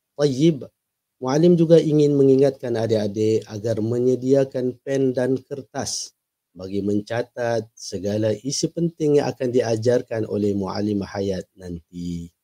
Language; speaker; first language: Malay; native; Malay